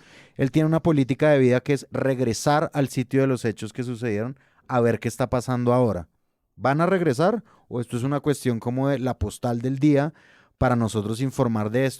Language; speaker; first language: Spanish; native; Spanish